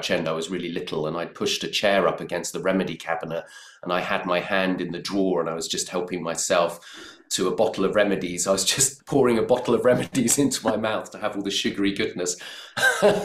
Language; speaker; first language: English; native; English